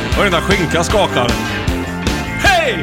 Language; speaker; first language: Swedish; native; Swedish